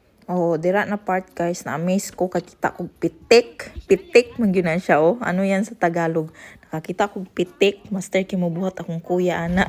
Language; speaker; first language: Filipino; non-native, local second language; Cebuano